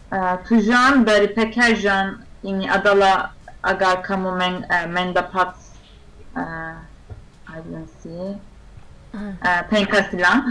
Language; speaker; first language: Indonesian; non-native, learner; Turkish